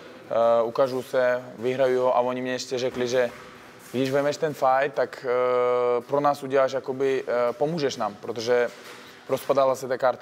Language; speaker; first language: Czech; non-native, fluent; Uzbek